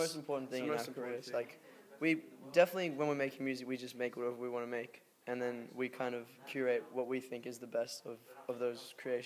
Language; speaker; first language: English; native; English